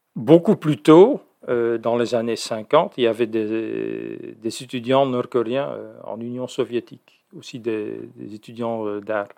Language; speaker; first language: French; native; French